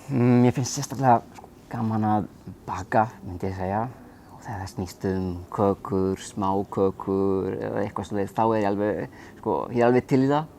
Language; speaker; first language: Icelandic; non-native, fluent; Italian